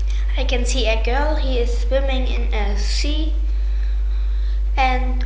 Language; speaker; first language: English; non-native, learner; German